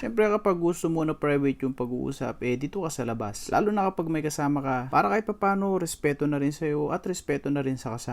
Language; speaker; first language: Filipino; native; Filipino